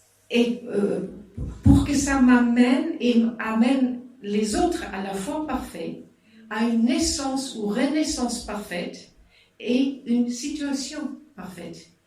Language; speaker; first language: French; non-native, fluent; German